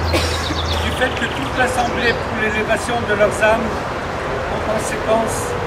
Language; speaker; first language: English; non-native, fluent; Hebrew